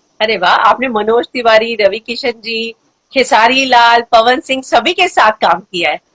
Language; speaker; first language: Hindi; native; Hindi